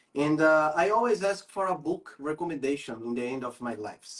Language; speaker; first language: English; non-native, fluent; Portuguese